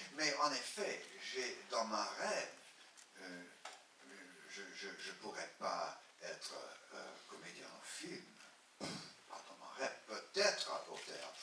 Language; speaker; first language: French; non-native, learner; English